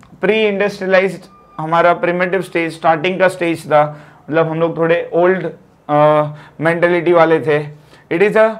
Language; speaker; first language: Hindi; non-native, local second language; Gujarati